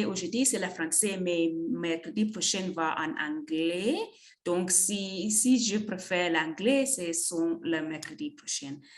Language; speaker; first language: French; non-native, learner; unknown